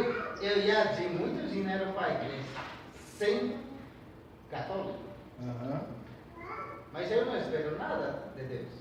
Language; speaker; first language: Portuguese; non-native, learner; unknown